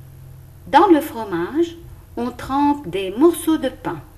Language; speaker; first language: French; non-native, local second language; Arabic